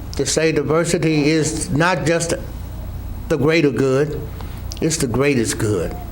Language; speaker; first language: English; native; English